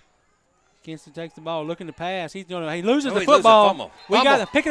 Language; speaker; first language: English; native; English